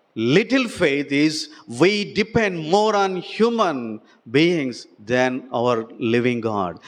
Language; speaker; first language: English; non-native, local second language; Telugu